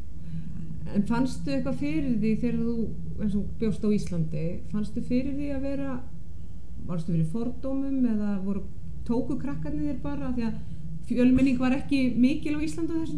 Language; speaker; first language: Icelandic; native; Icelandic